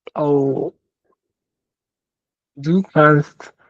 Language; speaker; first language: German; non-native, learner; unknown